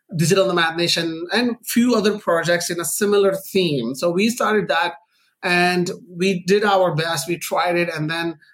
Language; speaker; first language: English; non-native, local second language; Urdu